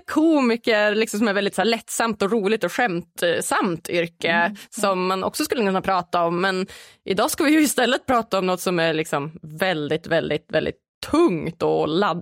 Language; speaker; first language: Swedish; native; Swedish